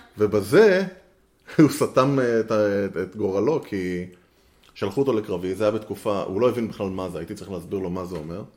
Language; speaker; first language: Hebrew; native; Hebrew